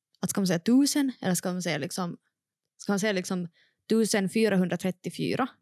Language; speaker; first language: Swedish; native; Swedish